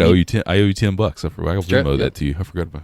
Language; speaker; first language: English; native; English